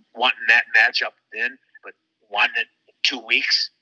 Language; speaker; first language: English; native; English